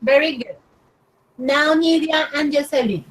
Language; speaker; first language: English; non-native, fluent; Spanish